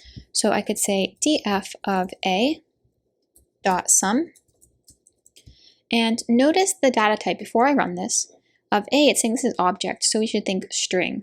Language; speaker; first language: English; native; English